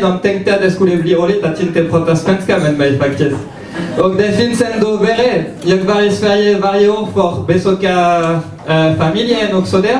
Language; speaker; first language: Swedish; non-native, fluent; French